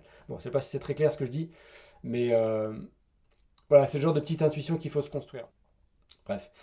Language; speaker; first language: French; native; French